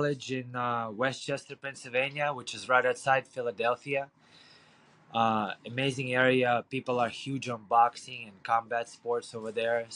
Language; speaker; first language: English; non-native, fluent; Ukrainian